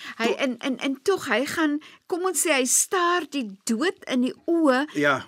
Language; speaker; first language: Afrikaans; native; Afrikaans